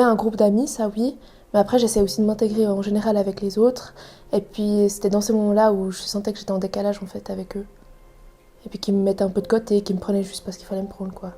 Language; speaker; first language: French; native; French